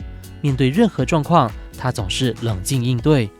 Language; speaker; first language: Chinese; native; Chinese